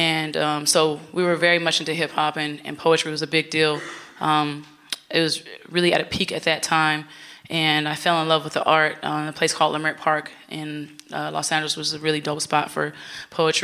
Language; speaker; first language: English; native; English